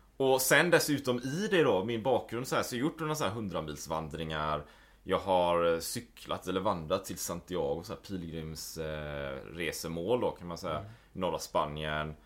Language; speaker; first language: Swedish; native; Swedish